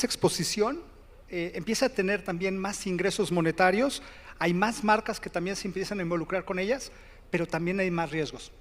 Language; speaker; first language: Spanish; native; Spanish